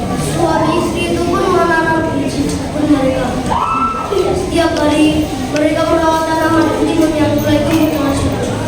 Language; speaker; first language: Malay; non-native, local second language; Javanese